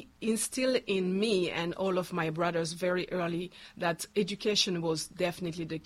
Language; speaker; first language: English; non-native, fluent; Luba-Lulua